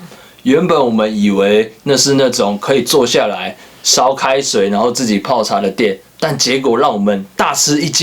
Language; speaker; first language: Chinese; native; Chinese